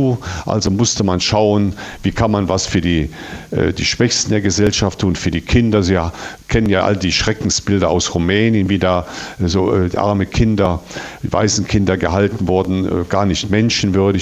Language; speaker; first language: German; native; German